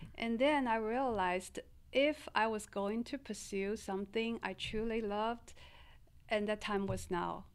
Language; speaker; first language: English; non-native, fluent; Chinese